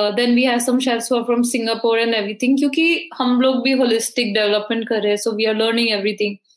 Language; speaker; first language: Hindi; native; Hindi